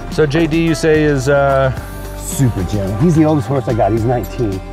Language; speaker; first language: English; native; English